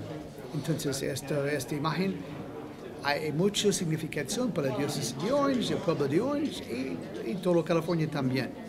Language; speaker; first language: Spanish; non-native, fluent; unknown